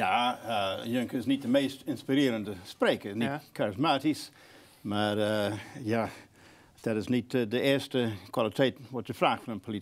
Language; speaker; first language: Dutch; non-native, fluent; English